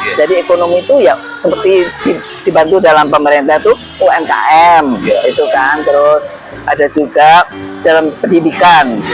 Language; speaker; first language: Indonesian; native; Indonesian